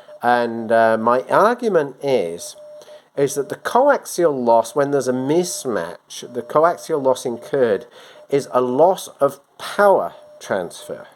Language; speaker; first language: English; native; English